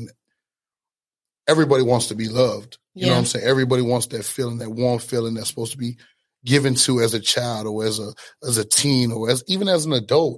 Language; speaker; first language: English; native; English